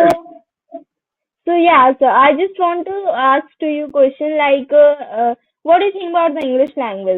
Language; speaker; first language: English; non-native, learner; Hindi